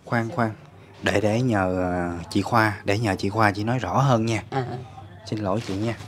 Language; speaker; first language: Vietnamese; native; Vietnamese